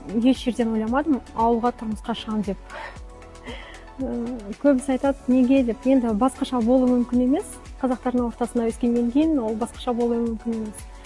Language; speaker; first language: Kazakh; non-native, local second language; Russian